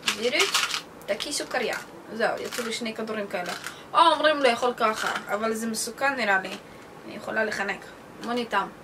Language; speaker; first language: Hebrew; native; Hebrew